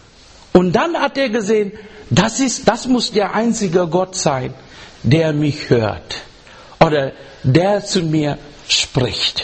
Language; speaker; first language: German; non-native, learner; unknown